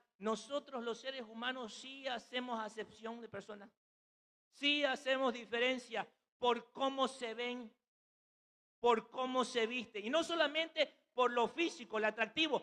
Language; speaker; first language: Spanish; native; Spanish